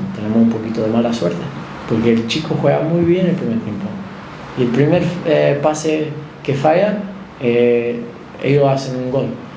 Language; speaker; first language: Spanish; non-native, fluent; English